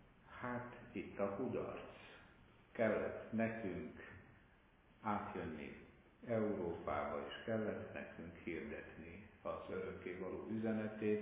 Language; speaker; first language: Hungarian; native; Hungarian